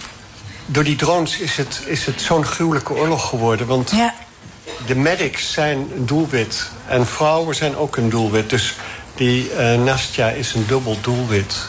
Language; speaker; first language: Dutch; non-native, fluent; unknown